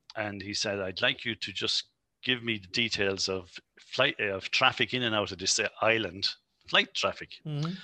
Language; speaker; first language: English; native; English